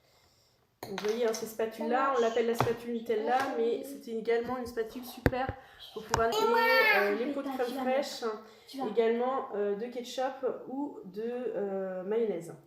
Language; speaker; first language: French; native; French